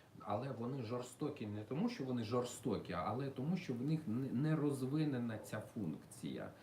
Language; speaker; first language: Ukrainian; non-native, local second language; Russian